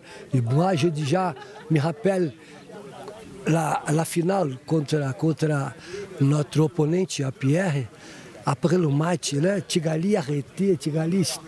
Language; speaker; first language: French; non-native, fluent; Portuguese